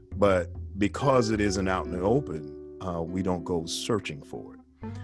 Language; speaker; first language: English; native; English